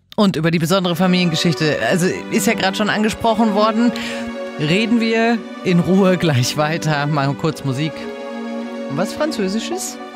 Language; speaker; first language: German; native; German